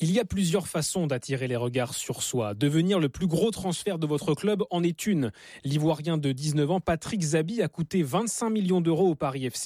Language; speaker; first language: French; native; French